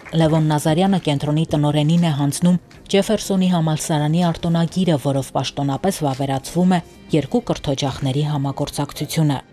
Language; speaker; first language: Armenian; native; Armenian